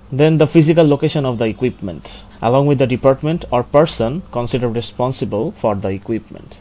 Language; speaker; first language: English; non-native, local second language; Bangla